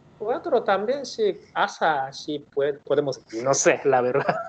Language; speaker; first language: Spanish; non-native, learner; Japanese